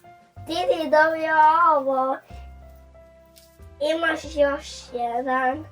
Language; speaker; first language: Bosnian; early bilingual, heritage; Serbian